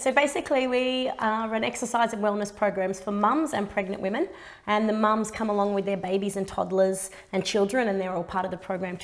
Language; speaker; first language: English; native; English